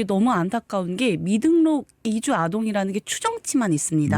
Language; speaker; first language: Korean; native; Korean